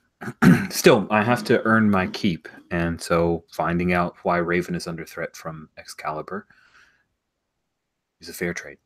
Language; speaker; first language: English; native; English